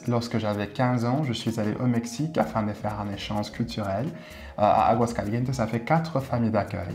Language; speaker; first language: French; non-native, fluent; English